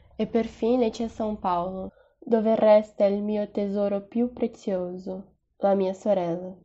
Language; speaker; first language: Italian; non-native, fluent; Portuguese